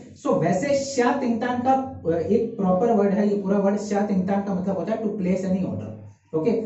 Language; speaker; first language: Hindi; native; Hindi